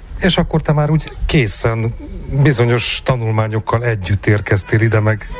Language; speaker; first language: Hungarian; native; Hungarian